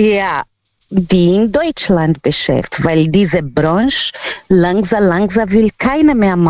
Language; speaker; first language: German; non-native, learner; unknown